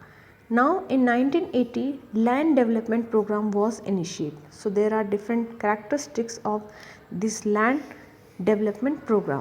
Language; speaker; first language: English; non-native, local second language; Hindi